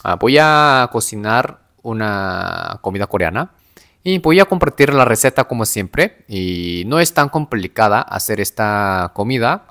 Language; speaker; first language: Spanish; non-native, fluent; Korean